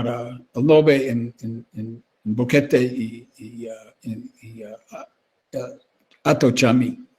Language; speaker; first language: Spanish; non-native, learner; English